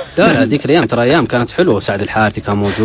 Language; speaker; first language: Arabic; native; Arabic